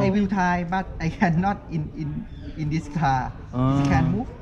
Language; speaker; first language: English; non-native, learner; Thai